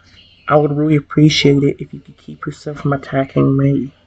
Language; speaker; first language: English; native; English